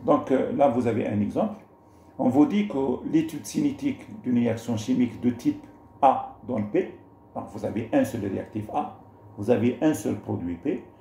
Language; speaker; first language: French; non-native, local second language; Arabic